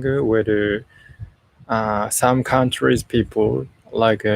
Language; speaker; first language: English; non-native, learner; Japanese